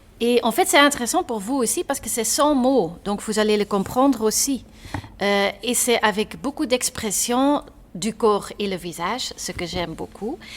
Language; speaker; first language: French; non-native, local second language; Dutch